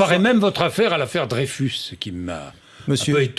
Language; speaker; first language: French; native; French